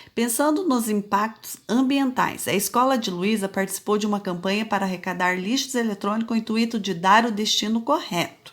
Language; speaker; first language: Portuguese; native; Portuguese